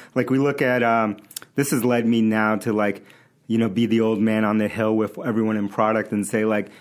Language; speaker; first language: English; early bilingual, other home language; Spanish